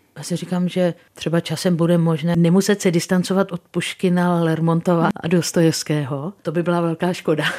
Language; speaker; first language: Czech; native; Czech